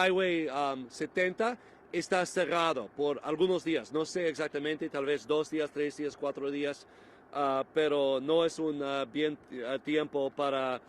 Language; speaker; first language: Spanish; non-native, learner; English